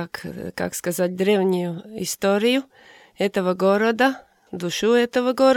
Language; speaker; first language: Russian; non-native, fluent; Latvian